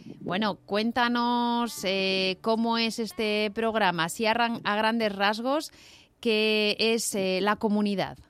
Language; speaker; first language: Spanish; native; Spanish